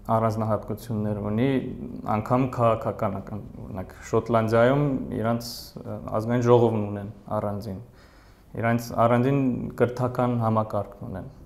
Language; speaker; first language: Armenian; early bilingual, heritage; Armenian